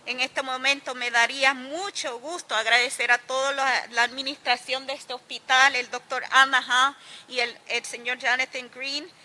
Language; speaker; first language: Spanish; early bilingual, heritage; Spanish